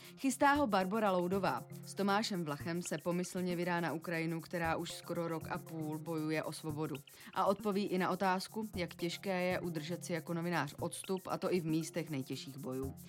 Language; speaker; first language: Czech; native; Czech